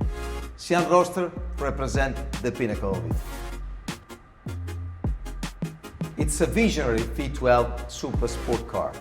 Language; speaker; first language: English; non-native, fluent; Italian